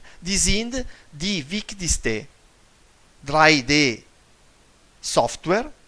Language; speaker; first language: German; non-native, fluent; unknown